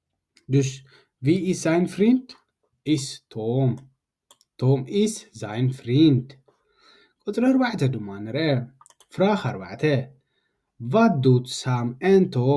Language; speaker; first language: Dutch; non-native, learner; Tigrinya